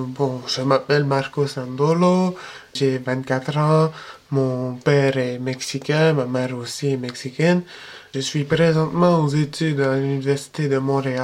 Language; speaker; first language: French; early bilingual, other home language; Spanish